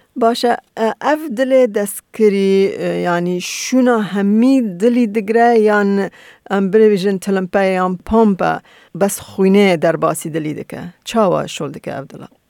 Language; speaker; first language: Kurdish; native; Kurdish